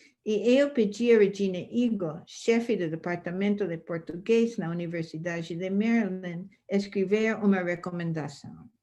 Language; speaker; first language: Portuguese; non-native, fluent; English